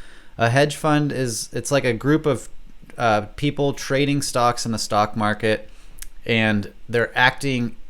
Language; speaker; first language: English; native; English